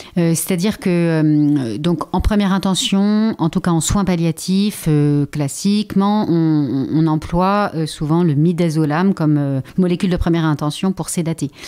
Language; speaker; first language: French; native; French